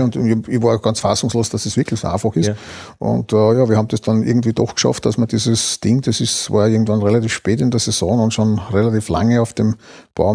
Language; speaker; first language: German; native; German